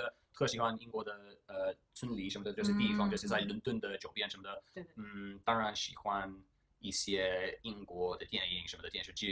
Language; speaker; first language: Chinese; early bilingual, heritage; English